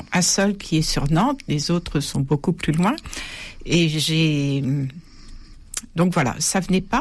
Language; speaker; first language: French; native; French